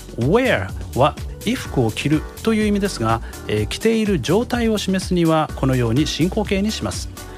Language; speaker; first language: Japanese; native; Japanese